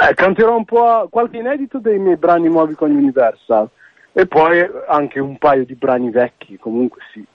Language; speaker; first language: Italian; early bilingual, other home language; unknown